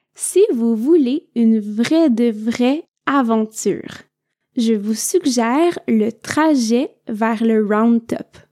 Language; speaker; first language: French; native; French